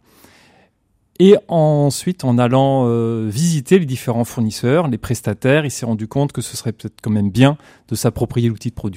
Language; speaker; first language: French; native; French